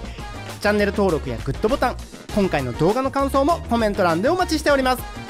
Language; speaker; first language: Japanese; native; Japanese